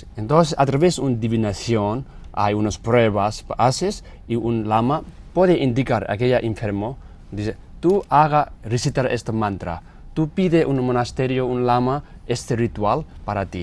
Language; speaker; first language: Spanish; non-native, learner; Tibetan